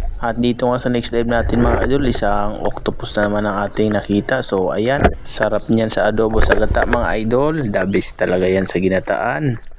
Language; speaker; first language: Filipino; native; Filipino